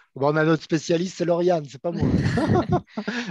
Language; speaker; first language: French; native; French